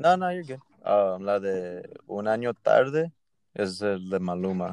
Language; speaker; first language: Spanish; early bilingual, heritage; Spanish